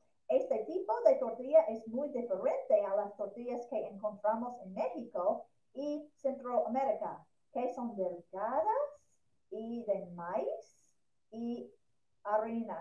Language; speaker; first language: Spanish; non-native, fluent; English